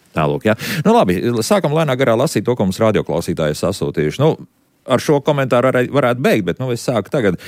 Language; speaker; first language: Latvian; native; Latvian